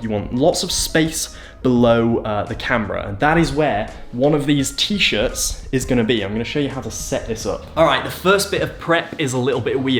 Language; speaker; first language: English; native; English